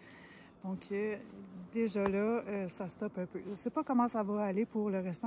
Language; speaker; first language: French; native; French